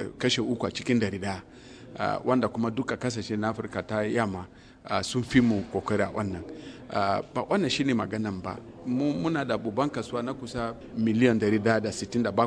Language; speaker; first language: Hausa; non-native, local second language; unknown